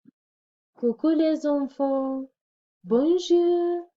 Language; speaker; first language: French; non-native, fluent; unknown